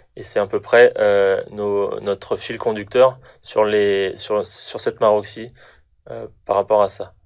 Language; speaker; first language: French; native; French